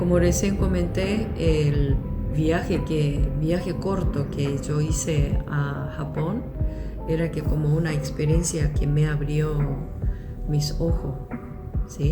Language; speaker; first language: Spanish; non-native, local second language; Korean